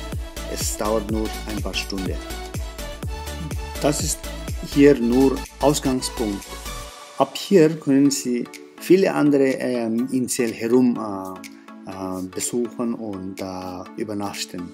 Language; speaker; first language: German; non-native, learner; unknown